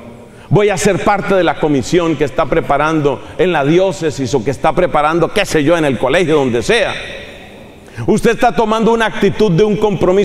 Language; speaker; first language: Spanish; native; Spanish